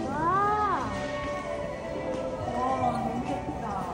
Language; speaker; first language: Korean; native; Korean